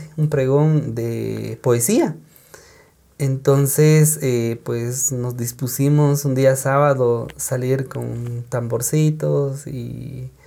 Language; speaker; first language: Spanish; non-native, local second language; Kaqchikel